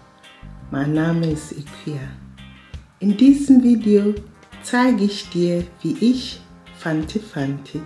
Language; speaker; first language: German; non-native, fluent; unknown